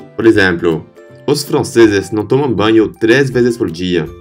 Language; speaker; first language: Portuguese; non-native, fluent; French